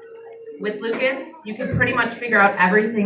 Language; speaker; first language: English; native; English